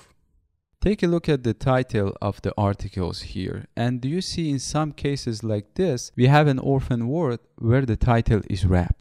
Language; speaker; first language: English; non-native, fluent; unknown